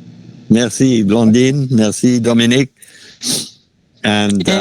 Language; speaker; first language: French; non-native, fluent; Spanish